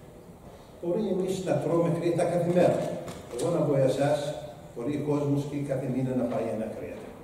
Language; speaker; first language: Greek; non-native, learner; Arabic